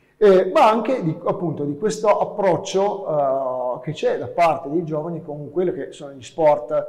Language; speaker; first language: Italian; native; Italian